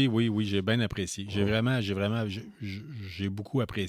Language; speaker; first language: French; native; French